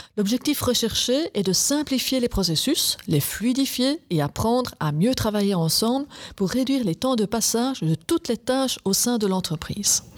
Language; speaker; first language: French; native; French